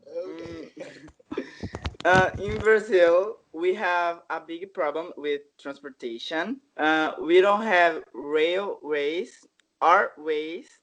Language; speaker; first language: English; non-native, learner; Portuguese